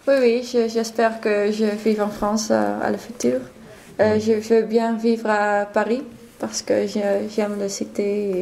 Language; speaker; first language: French; non-native, learner; Dutch